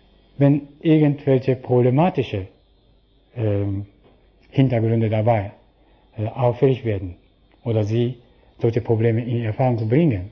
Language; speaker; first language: German; non-native, fluent; Japanese